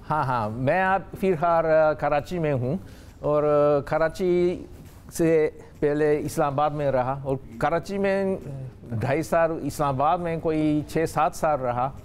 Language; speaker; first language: Urdu; non-native, fluent; Japanese